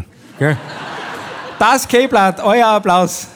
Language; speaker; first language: German; native; German